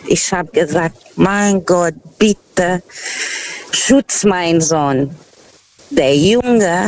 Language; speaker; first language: German; non-native, fluent; Portuguese